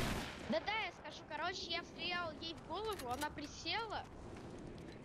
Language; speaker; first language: Russian; native; Russian